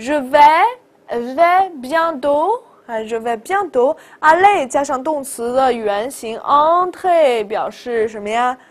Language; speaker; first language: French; non-native, fluent; Chinese